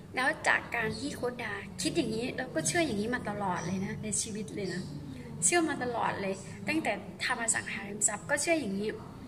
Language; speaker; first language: Thai; native; Thai